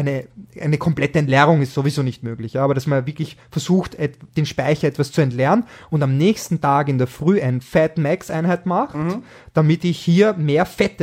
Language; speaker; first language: German; native; German